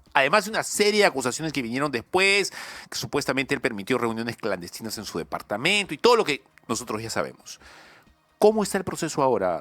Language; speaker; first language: Spanish; native; Spanish